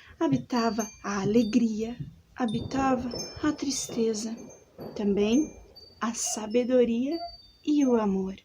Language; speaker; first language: Portuguese; native; Portuguese